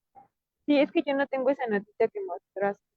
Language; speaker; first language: Spanish; native; Spanish